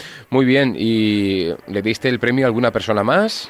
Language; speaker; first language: Spanish; native; Spanish